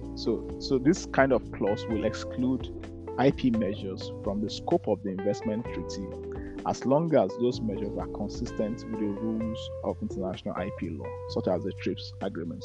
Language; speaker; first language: English; non-native, local second language; Yoruba